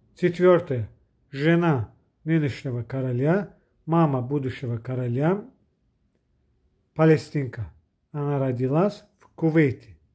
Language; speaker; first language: Russian; non-native, local second language; Azerbaijani